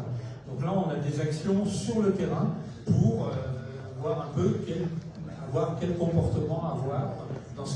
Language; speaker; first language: French; native; French